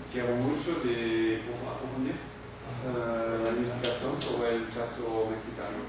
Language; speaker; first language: Spanish; non-native, learner; German